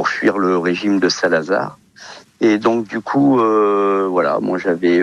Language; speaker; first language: French; early bilingual, other home language; Portuguese